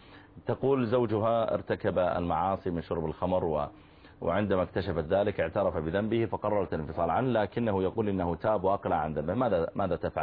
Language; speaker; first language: Arabic; native; Arabic